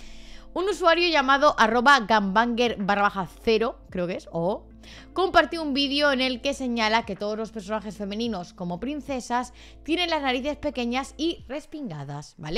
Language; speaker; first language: Spanish; native; Spanish